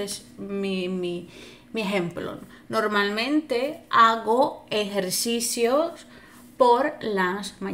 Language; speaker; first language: Spanish; non-native, fluent; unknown